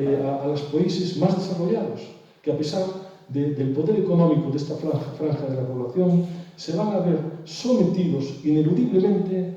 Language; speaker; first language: Spanish; native; Spanish